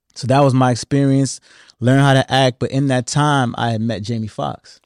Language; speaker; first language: English; native; English